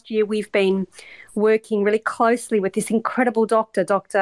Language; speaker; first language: English; native; English